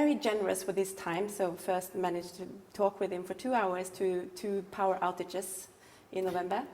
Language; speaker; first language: English; non-native, fluent; Norwegian